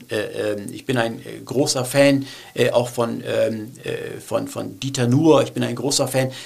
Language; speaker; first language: German; early bilingual, other home language; Turkish